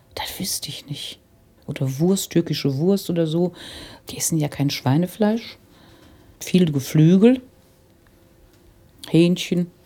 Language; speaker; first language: German; native; German